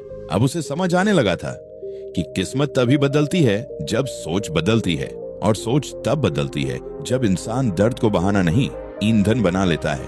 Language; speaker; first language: Hindi; native; Hindi